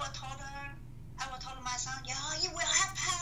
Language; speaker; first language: English; non-native, learner; Chinese